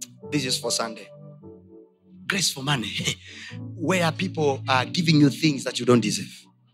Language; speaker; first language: English; non-native, local second language; Swahili